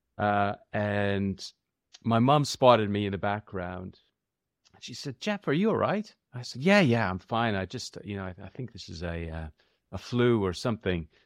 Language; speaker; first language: English; native; English